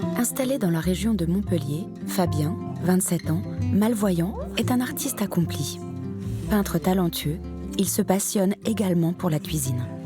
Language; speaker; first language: French; native; French